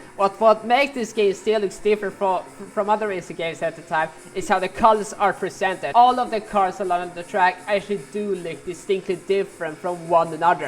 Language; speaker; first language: English; non-native, fluent; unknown